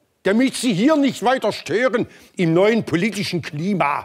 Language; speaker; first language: German; native; German